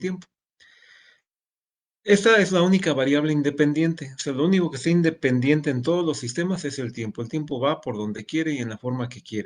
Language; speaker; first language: Spanish; native; Spanish